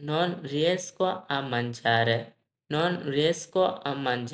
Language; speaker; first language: Italian; non-native, learner; Bangla